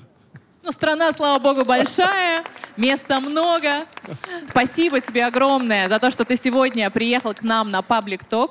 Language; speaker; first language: Russian; native; Russian